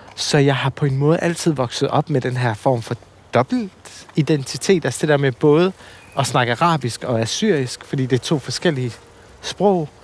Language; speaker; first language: Danish; early bilingual, other home language; Assyrian Neo-Aramaic